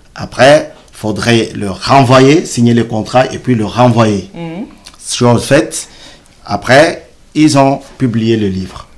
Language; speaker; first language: French; non-native, local second language; Luba-Lulua